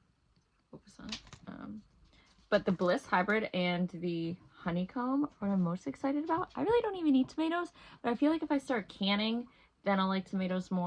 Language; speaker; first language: English; native; English